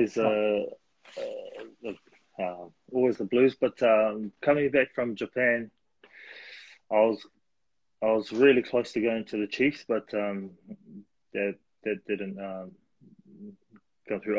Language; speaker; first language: English; native; English